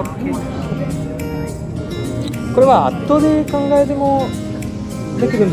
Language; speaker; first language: Japanese; non-native, learner; Sinhala